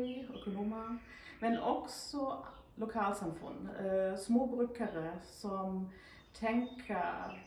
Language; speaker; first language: Norwegian; non-native, fluent; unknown